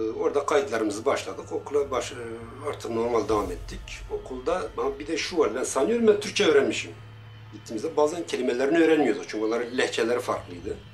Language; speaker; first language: Turkish; non-native, local second language; Kurdish